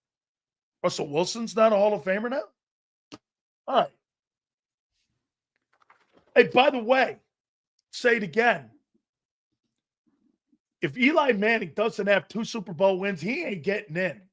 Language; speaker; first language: English; native; English